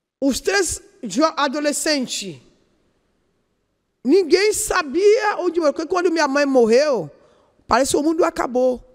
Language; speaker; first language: Portuguese; non-native, learner; Yoruba